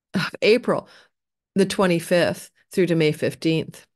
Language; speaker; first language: English; native; English